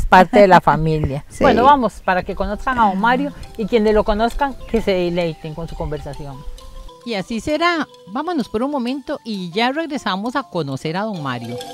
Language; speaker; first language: Spanish; native; Spanish